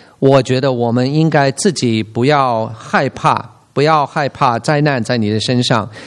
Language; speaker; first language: Chinese; non-native, fluent; English